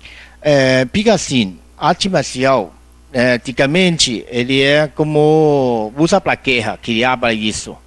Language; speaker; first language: Portuguese; non-native, learner; Chinese